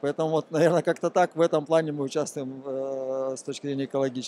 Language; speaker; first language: Russian; native; Russian